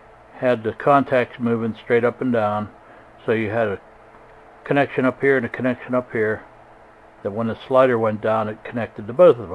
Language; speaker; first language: English; native; English